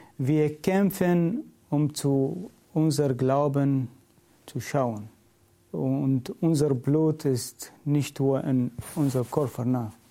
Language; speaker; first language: German; non-native, learner; Syriac